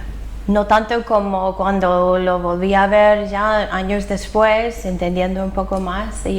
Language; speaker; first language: Spanish; non-native, fluent; English